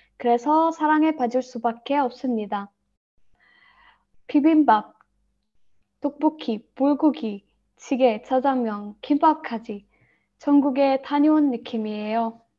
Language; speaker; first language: Korean; non-native, learner; Arabic